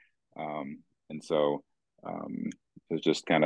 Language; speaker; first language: English; native; English